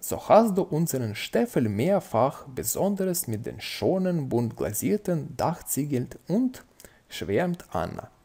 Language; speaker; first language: German; non-native, fluent; Russian